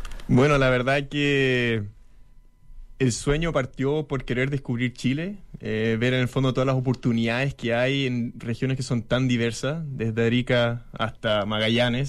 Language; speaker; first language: Spanish; native; Spanish